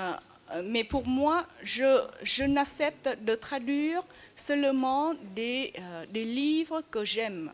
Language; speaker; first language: French; non-native, fluent; Vietnamese